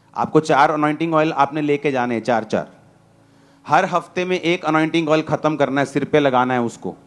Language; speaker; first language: Hindi; non-native, local second language; Punjabi